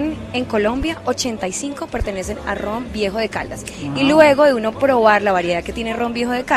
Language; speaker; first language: Spanish; native; Spanish